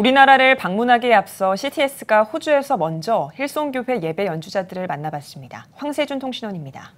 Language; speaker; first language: Korean; native; Korean